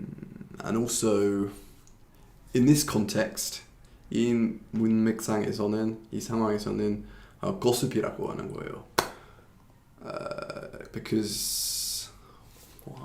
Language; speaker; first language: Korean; non-native, fluent; English